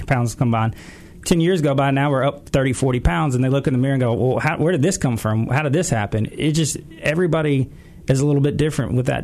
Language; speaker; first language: English; native; English